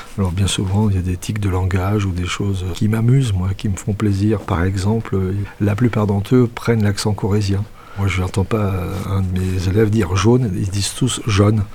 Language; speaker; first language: French; native; French